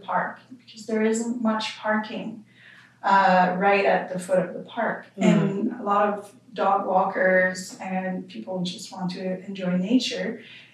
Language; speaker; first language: English; non-native, fluent; French